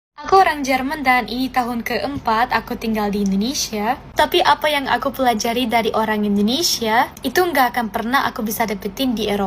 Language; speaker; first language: Indonesian; non-native, fluent; German